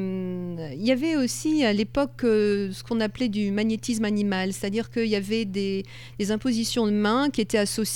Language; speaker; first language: French; native; French